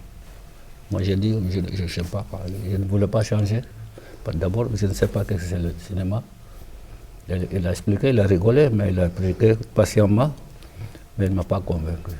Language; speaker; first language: French; non-native, fluent; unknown